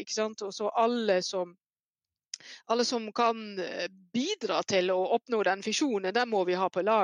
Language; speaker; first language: Norwegian; non-native, fluent; Dutch